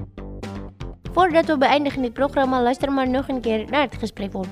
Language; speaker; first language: Dutch; non-native, fluent; Indonesian